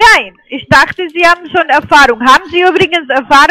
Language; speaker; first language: German; non-native, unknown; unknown